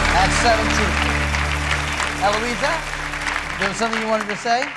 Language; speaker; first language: English; native; English